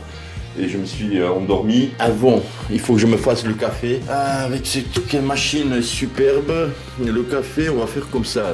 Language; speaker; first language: French; native; French